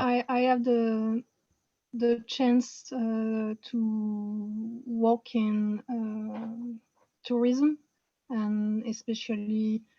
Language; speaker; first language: English; non-native, fluent; French